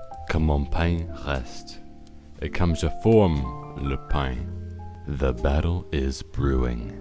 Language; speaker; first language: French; non-native, learner; English